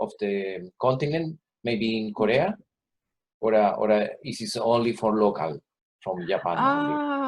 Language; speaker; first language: English; non-native, fluent; Spanish